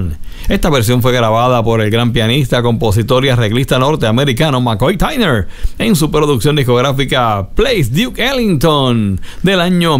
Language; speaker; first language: Spanish; native; Spanish